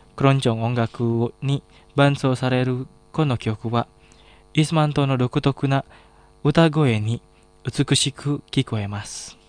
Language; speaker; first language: Japanese; non-native, fluent; Indonesian